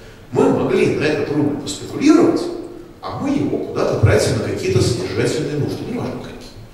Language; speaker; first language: Russian; native; Russian